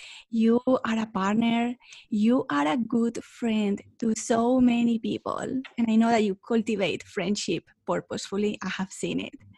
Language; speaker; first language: English; non-native, fluent; Spanish